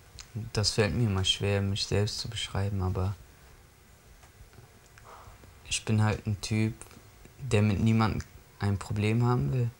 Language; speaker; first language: German; early bilingual, other home language; Turkish